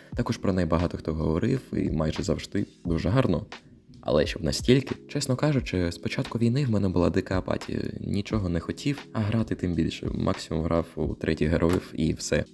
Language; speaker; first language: Ukrainian; non-native, local second language; Russian